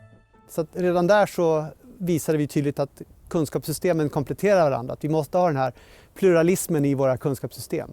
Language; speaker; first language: Swedish; native; Swedish